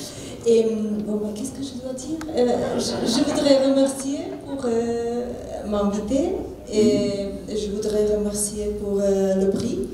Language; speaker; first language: French; non-native, fluent; Italian